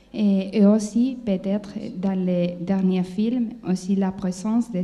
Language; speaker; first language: French; non-native, fluent; Spanish